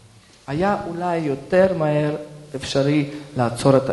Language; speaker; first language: Hebrew; early bilingual, other home language; Russian